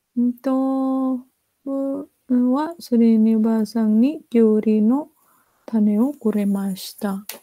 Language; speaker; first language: Japanese; non-native, fluent; Indonesian